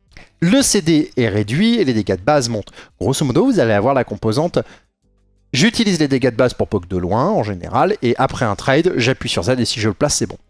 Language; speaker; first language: French; native; French